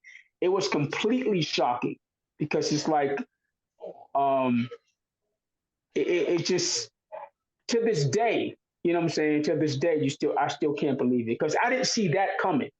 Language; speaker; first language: English; native; English